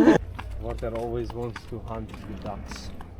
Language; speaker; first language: English; non-native, fluent; Hungarian